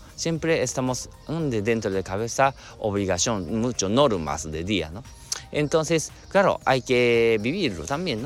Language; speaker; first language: Spanish; non-native, learner; Japanese